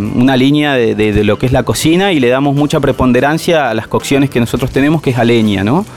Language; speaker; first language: Spanish; native; Spanish